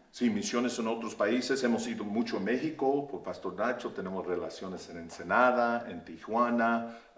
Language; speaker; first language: Spanish; early bilingual, heritage; Spanish